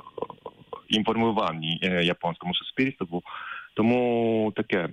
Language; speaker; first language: Ukrainian; non-native, fluent; Japanese